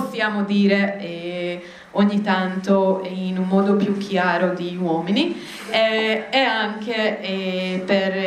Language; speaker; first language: Italian; non-native, fluent; Hebrew